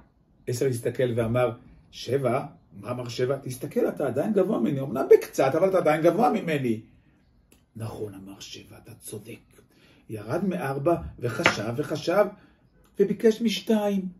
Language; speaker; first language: Hebrew; native; Hebrew